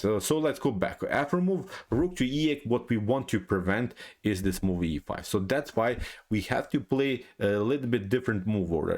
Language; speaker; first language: English; non-native, fluent; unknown